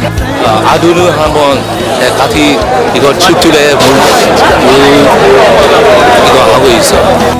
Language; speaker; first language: Korean; non-native, learner; Burmese